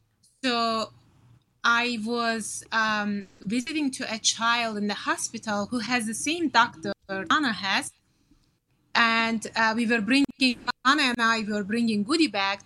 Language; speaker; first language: English; non-native, fluent; Turkish